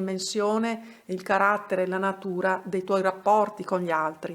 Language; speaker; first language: Italian; native; Italian